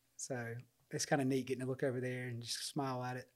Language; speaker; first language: English; native; English